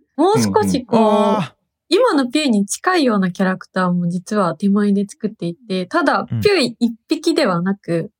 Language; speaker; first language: Japanese; native; Japanese